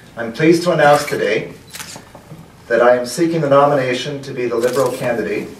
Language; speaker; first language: English; native; English